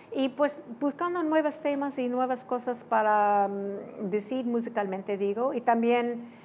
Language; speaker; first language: Spanish; early bilingual, heritage; Spanish